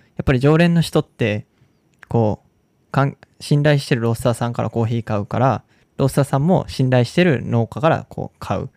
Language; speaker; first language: Japanese; native; Japanese